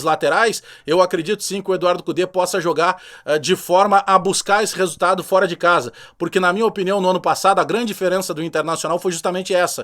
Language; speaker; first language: Portuguese; native; Portuguese